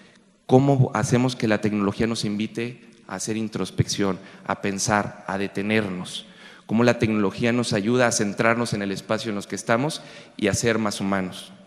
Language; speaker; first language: Spanish; native; Spanish